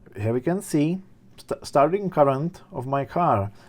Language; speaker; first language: English; non-native, fluent; Czech